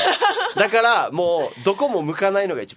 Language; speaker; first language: Japanese; native; Japanese